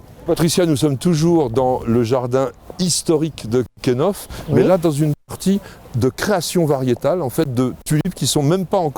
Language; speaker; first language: French; native; French